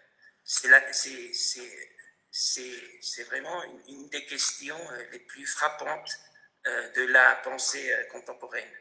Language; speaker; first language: French; non-native, fluent; Spanish